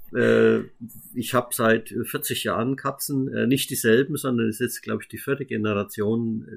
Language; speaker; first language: German; native; German